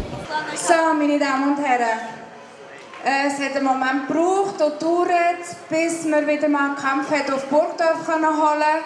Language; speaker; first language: German; native; German